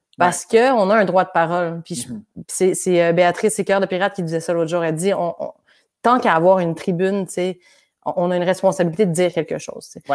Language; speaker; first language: French; native; French